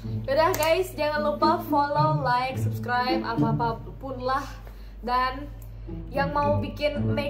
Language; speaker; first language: Indonesian; early bilingual, other home language; Russian